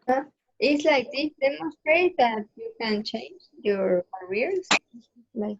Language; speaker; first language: English; non-native, learner; Spanish